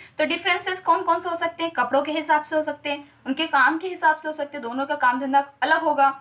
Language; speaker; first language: Hindi; native; Hindi